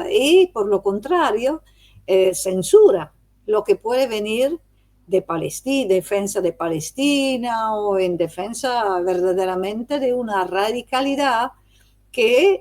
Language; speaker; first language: Spanish; non-native, fluent; Italian